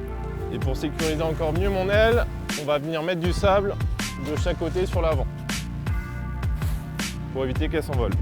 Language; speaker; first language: French; native; French